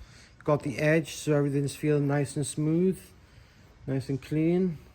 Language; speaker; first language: English; native; English